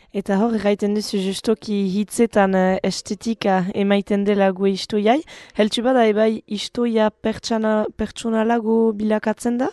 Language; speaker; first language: Basque; native; Basque